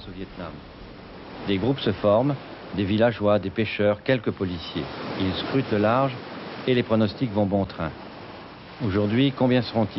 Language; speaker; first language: French; native; French